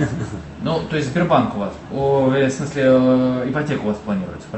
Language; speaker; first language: Russian; native; Russian